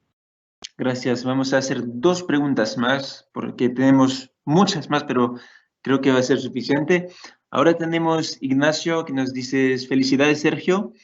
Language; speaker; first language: Spanish; non-native, fluent; Portuguese